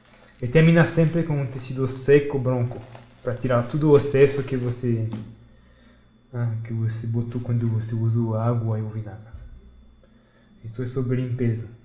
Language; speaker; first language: Portuguese; non-native, fluent; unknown